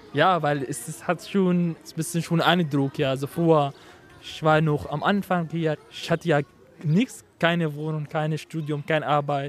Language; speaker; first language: German; non-native, fluent; Arabic